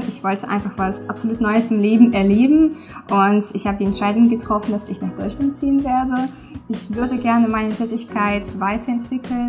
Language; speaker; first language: German; non-native, fluent; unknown